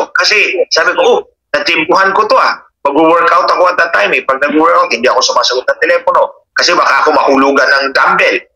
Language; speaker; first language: Filipino; non-native, local second language; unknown